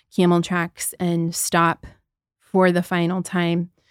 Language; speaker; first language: English; native; English